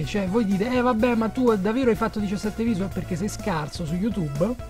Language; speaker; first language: Italian; native; Italian